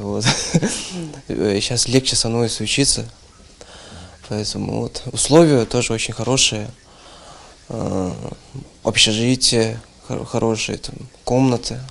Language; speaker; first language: Russian; non-native, local second language; Tuvinian